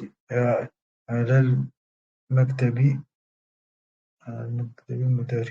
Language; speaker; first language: Arabic; non-native, learner; French